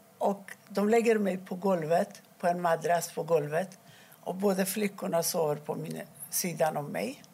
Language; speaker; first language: Swedish; non-native, fluent; Persian